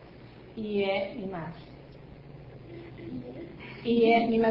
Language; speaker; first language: Japanese; non-native, learner; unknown